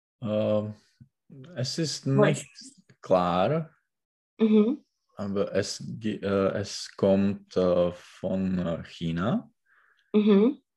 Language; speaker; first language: German; non-native, learner; Czech